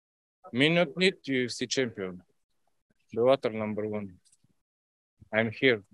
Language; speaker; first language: English; non-native, learner; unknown